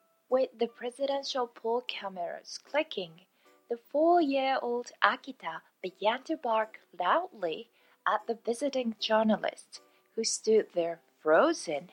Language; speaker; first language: English; non-native, fluent; Japanese